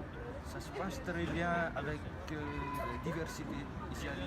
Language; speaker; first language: French; non-native, learner; Malagasy